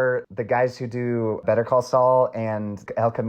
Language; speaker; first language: English; native; English